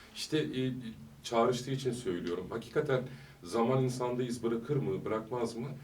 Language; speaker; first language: Turkish; early bilingual, heritage; Turkish